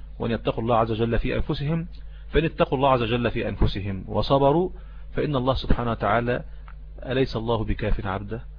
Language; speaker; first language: Arabic; native; Arabic